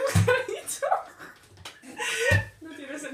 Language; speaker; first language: Spanish; non-native, learner; Polish